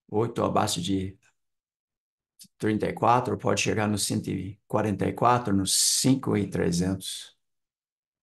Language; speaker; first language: Portuguese; non-native, fluent; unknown